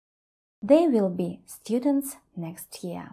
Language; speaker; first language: English; non-native, fluent; Russian